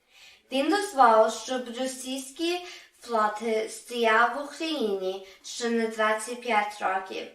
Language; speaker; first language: Ukrainian; early bilingual, heritage; Ukrainian